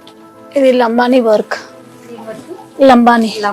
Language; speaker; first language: Telugu; native; Telugu